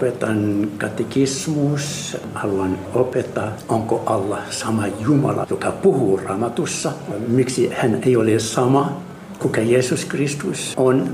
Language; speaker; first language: Finnish; non-native, learner; Arabic